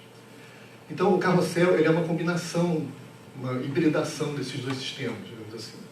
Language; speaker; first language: Portuguese; native; Portuguese